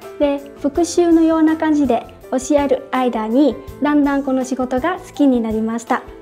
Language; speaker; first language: Japanese; non-native, fluent; Vietnamese